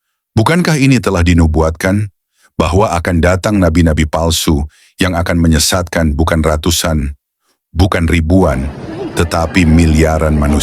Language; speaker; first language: Indonesian; native; Indonesian